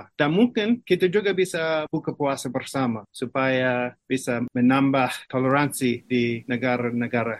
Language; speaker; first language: Indonesian; non-native, fluent; English